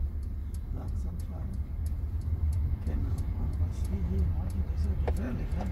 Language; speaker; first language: German; non-native, fluent; Turkish